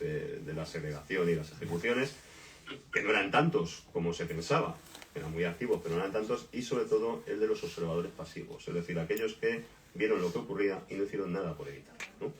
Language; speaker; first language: Spanish; native; Spanish